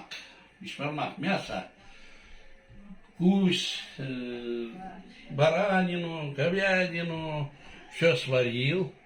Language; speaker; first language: Russian; non-native, local second language; Tatar